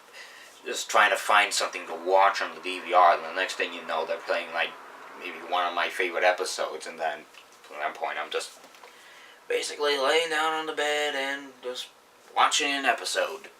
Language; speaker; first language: English; native; English